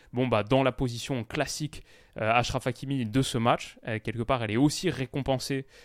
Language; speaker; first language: French; native; French